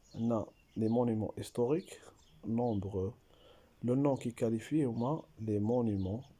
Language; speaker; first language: French; non-native, local second language; Arabic